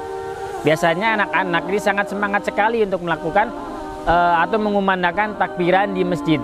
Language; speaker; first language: Indonesian; native; Indonesian